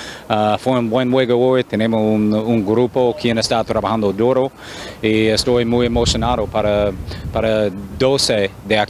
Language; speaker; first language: Spanish; non-native, fluent; English